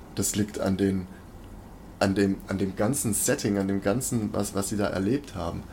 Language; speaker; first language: German; native; German